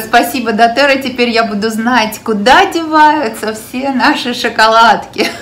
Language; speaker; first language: Russian; native; Russian